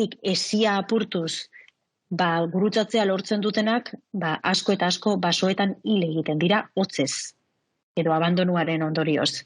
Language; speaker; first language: Basque; native; Basque